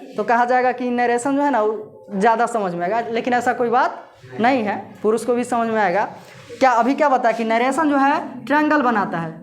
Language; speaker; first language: Hindi; native; Hindi